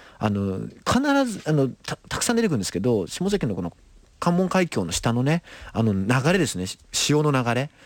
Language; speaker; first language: Japanese; native; Japanese